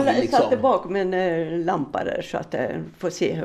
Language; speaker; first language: Swedish; native; Swedish